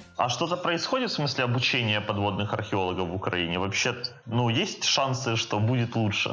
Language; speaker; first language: Russian; native; Russian